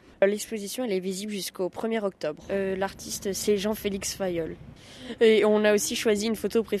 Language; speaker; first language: French; native; French